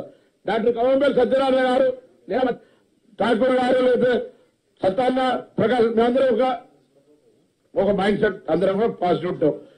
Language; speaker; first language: Telugu; native; Telugu